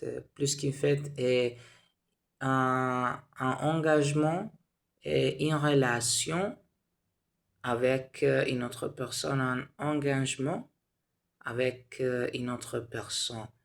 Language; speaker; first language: French; non-native, learner; Spanish